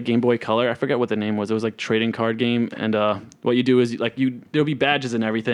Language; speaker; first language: English; non-native, fluent; Italian